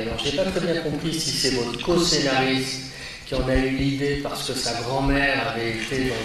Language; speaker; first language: French; native; French